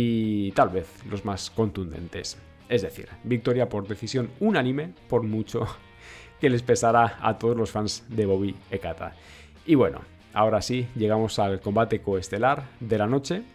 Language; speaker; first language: Spanish; native; Spanish